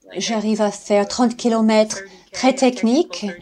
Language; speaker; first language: French; non-native, fluent; English